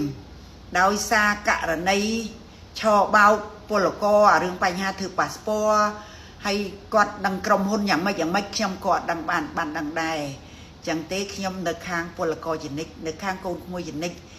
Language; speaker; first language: Khmer; native; Khmer